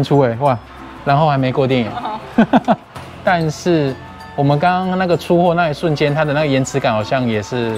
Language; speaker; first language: Chinese; native; Chinese